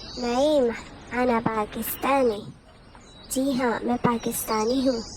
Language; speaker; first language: Urdu; native; Urdu